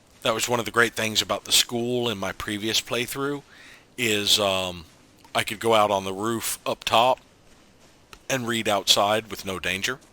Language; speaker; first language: English; native; English